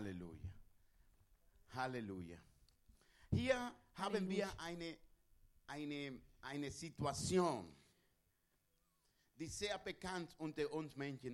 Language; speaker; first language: German; non-native, learner; Spanish